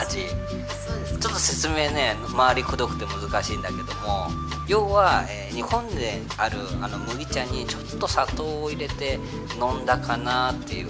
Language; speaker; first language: Japanese; native; Japanese